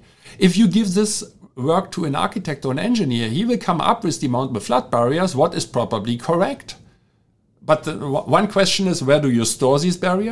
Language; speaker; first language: English; non-native, fluent; German